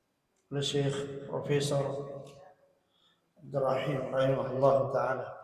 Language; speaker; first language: Arabic; non-native, fluent; Indonesian